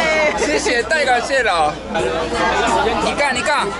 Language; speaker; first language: Chinese; non-native, learner; Japanese